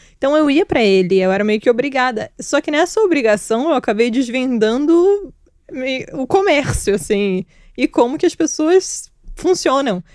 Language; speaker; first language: Portuguese; early bilingual, other home language; Georgian